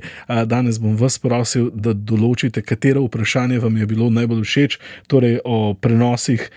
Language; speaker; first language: Slovenian; native; Slovenian